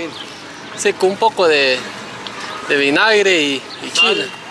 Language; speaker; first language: Spanish; early bilingual, heritage; English